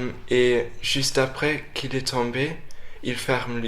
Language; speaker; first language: French; non-native, fluent; English